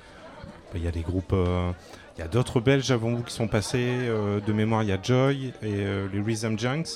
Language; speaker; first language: French; native; French